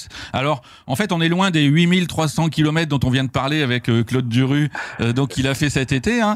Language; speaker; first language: French; native; French